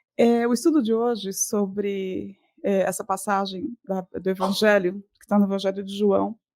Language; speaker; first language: Portuguese; native; Portuguese